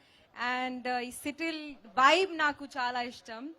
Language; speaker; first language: Telugu; non-native, local second language; Hindi